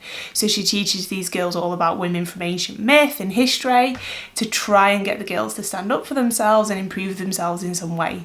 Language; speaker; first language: English; native; English